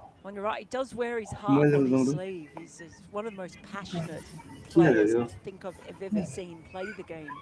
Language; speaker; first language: English; native; English